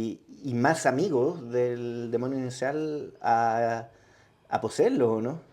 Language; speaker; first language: Spanish; native; Spanish